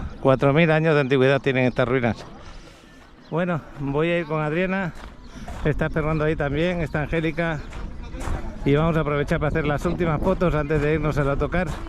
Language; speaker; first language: Spanish; native; Spanish